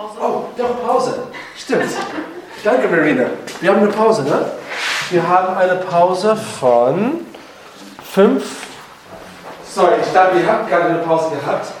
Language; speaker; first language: German; non-native, learner; French